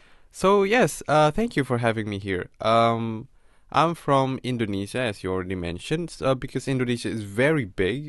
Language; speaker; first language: English; non-native, fluent; Indonesian